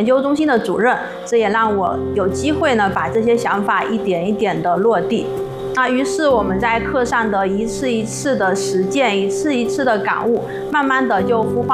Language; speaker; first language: Chinese; native; Chinese